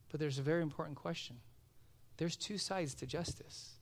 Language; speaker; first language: English; native; English